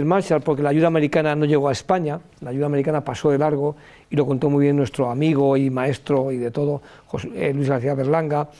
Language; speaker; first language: Spanish; native; Spanish